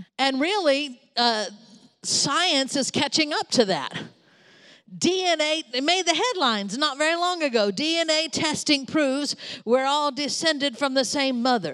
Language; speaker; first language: English; native; English